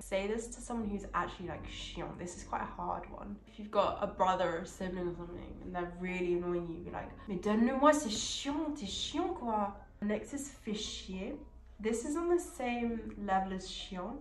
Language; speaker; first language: English; native; English